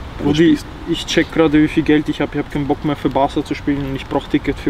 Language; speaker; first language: German; native; German